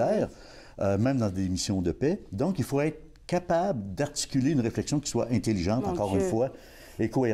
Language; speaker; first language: French; native; French